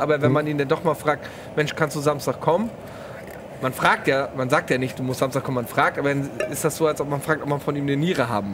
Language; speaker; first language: German; native; German